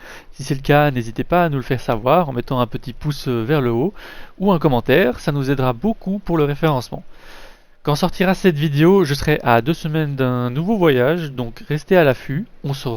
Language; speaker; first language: French; native; French